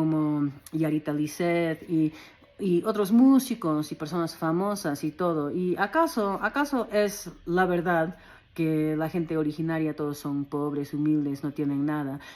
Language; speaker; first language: Spanish; early bilingual, other home language; English